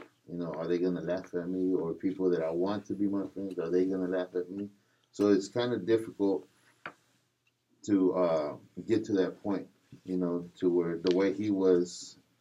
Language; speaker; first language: English; native; English